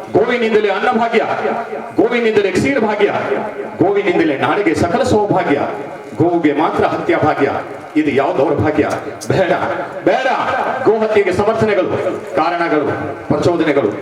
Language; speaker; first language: Kannada; non-native, local second language; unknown